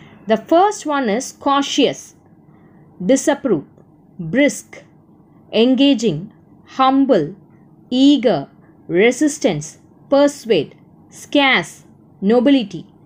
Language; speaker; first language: English; non-native, local second language; Tamil